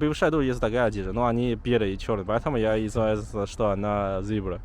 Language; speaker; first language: Russian; non-native, learner; Chinese